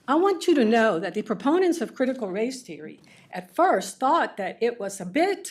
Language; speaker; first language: English; early bilingual, other home language; Spanish